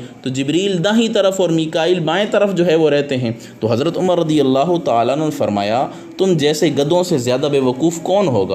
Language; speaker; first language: Urdu; native; Urdu